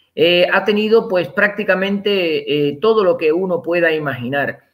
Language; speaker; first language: Spanish; native; Spanish